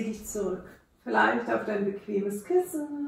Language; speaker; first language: German; native; German